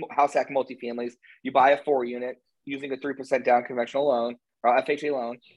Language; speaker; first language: English; native; English